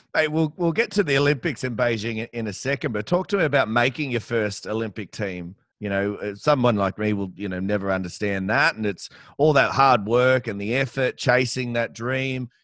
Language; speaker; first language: English; native; English